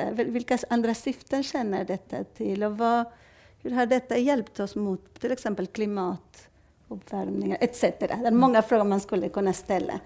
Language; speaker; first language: Swedish; non-native, fluent; Spanish